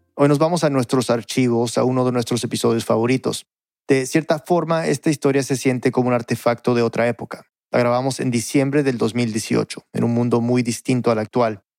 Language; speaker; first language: Spanish; early bilingual, heritage; Spanish